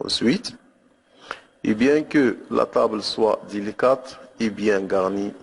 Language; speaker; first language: French; non-native, local second language; Arabic